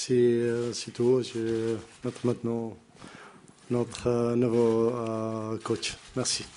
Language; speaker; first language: French; non-native, learner; Arabic